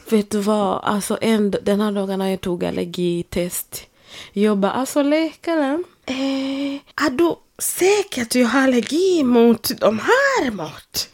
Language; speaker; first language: Swedish; non-native, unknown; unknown